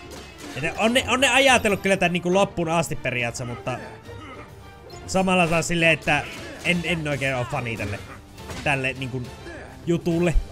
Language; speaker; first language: Finnish; native; Finnish